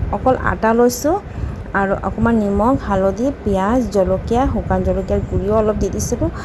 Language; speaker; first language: Assamese; native; Assamese